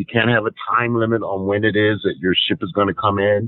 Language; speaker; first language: English; native; English